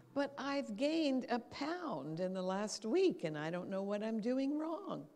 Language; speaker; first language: English; native; English